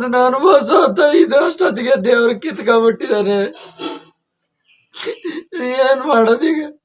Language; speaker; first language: Kannada; native; Kannada